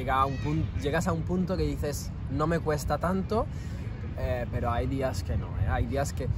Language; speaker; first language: Spanish; non-native, fluent; French